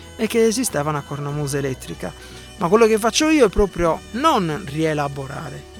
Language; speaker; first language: Italian; native; Italian